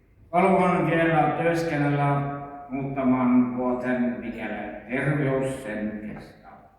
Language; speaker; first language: Finnish; non-native, local second language; Estonian